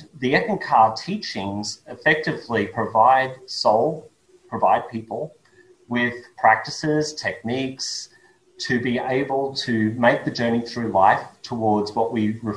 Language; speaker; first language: English; native; English